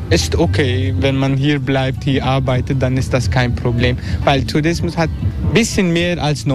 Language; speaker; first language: German; non-native, learner; Turkish